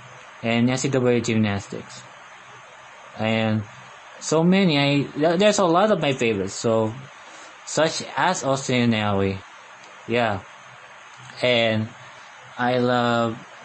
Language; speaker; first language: English; non-native, local second language; Filipino